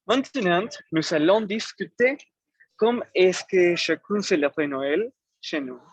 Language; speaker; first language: French; non-native, learner; Spanish